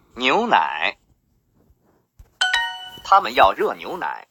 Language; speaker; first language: Chinese; non-native, learner; English